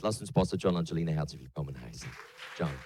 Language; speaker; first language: German; native; German